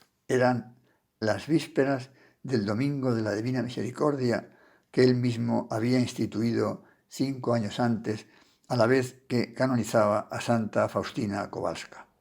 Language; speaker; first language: Spanish; native; Spanish